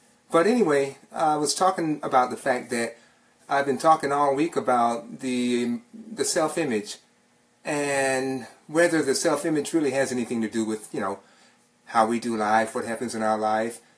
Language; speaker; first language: English; native; English